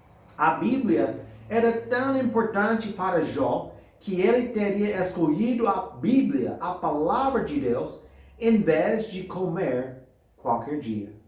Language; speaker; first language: Portuguese; non-native, fluent; English